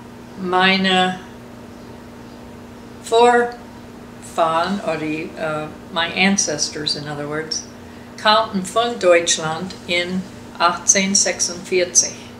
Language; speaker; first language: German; early bilingual, heritage; German